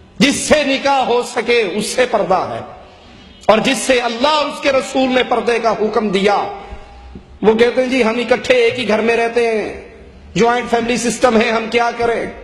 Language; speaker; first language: Urdu; non-native, local second language; Punjabi